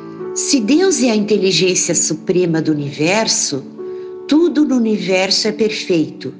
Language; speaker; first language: Portuguese; native; Portuguese